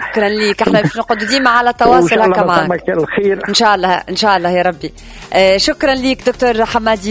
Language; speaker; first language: Arabic; native; Arabic